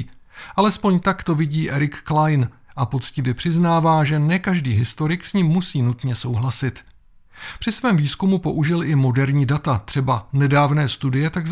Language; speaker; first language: Czech; native; Czech